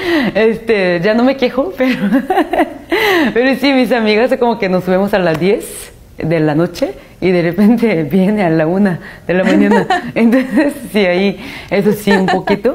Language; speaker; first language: Spanish; non-native, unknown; Korean